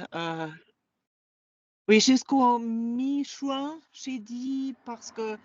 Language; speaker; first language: French; non-native, fluent; German